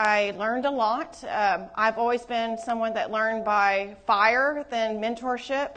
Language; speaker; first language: English; native; English